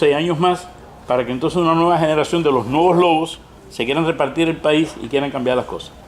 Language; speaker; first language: Spanish; native; Spanish